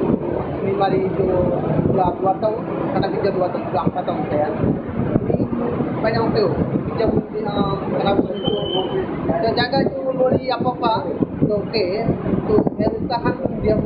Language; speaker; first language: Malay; non-native, learner; Bangla